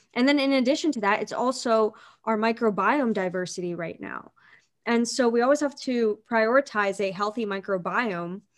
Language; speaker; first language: English; native; English